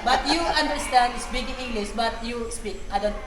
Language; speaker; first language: English; non-native, learner; Filipino